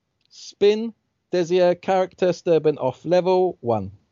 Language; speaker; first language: English; native; English